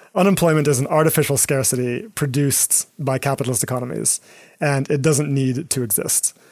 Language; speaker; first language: English; native; English